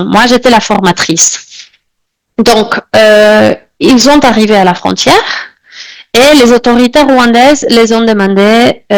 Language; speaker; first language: French; non-native, fluent; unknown